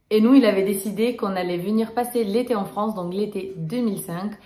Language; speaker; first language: French; early bilingual, other home language; Romanian